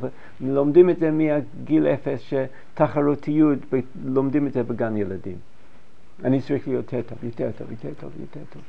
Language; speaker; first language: Hebrew; non-native, fluent; English